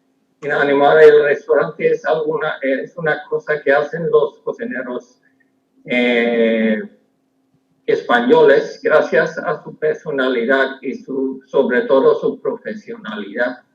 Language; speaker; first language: Spanish; non-native, fluent; Swedish